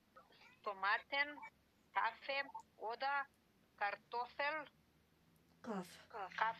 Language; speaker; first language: German; non-native, learner; Macedonian